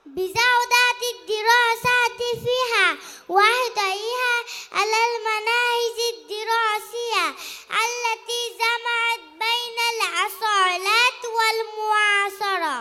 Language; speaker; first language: Arabic; non-native, learner; Bangla